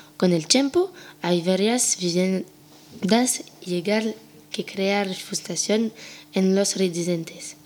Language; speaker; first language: Spanish; non-native, learner; French